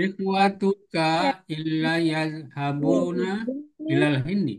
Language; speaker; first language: Arabic; non-native, learner; Indonesian